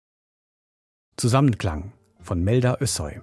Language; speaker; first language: German; native; German